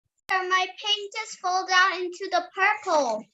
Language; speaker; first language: English; non-native, learner; Vietnamese